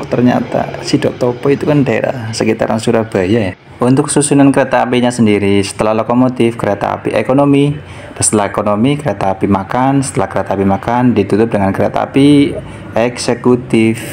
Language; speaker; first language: Indonesian; native; Indonesian